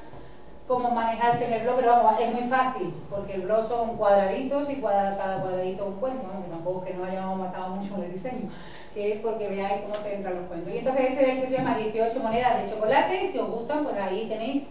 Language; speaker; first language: Spanish; native; Spanish